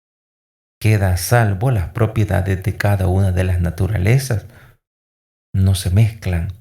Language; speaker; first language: Spanish; native; Spanish